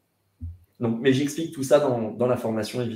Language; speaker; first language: French; native; French